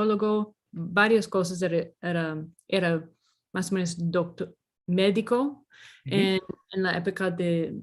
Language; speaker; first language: Spanish; non-native, learner; English